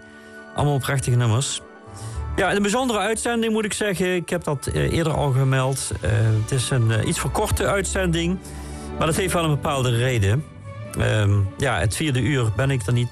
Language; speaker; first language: Dutch; native; Dutch